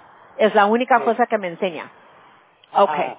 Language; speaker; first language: Spanish; early bilingual, heritage; Spanish